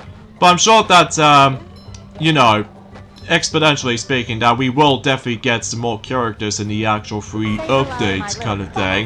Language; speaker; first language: English; native; English